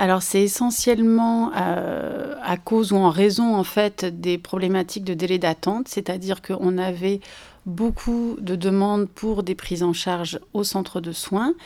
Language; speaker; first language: French; native; French